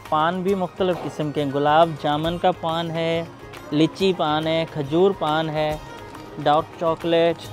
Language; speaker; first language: Urdu; non-native, local second language; Sindhi